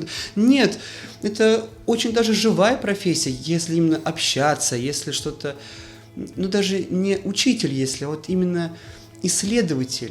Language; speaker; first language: Russian; native; Russian